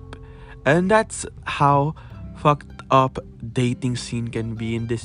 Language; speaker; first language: English; non-native, local second language; Filipino